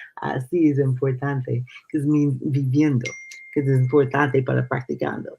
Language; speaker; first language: Spanish; non-native, learner; English